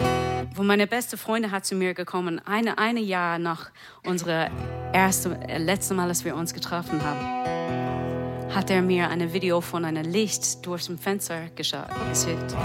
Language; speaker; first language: German; non-native, learner; English